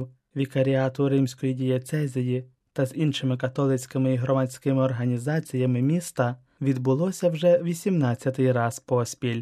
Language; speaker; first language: Ukrainian; native; Ukrainian